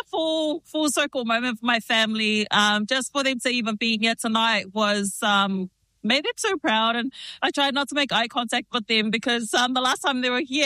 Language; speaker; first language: English; native; English